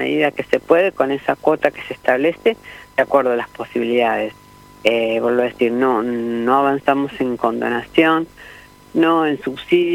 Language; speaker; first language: Spanish; native; Spanish